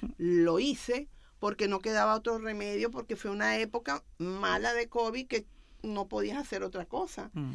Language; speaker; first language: Spanish; native; Spanish